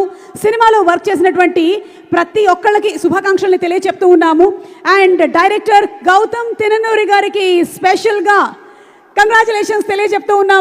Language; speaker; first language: Telugu; native; Telugu